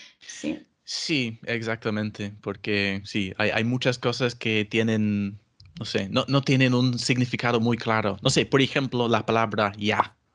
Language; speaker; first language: Spanish; non-native, fluent; English